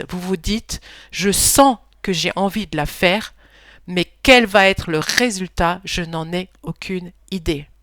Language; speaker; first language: French; native; French